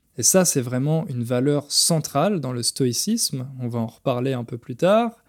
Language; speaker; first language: French; native; French